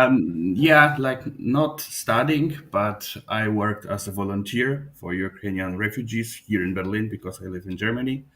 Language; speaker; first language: English; non-native, fluent; Polish